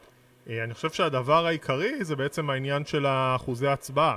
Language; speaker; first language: Hebrew; native; Hebrew